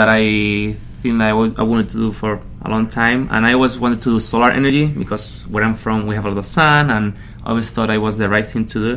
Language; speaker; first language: English; non-native, fluent; Spanish